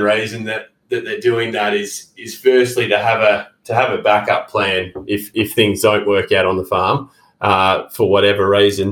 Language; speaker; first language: English; native; English